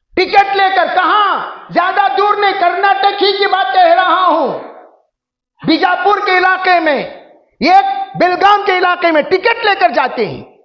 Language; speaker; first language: Urdu; native; Urdu